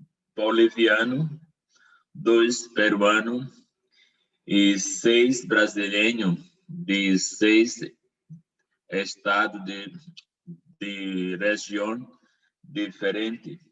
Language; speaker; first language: Portuguese; non-native, learner; Spanish